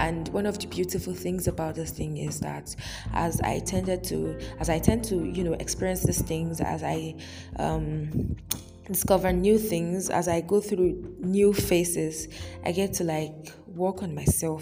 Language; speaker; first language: English; non-native, local second language; Yoruba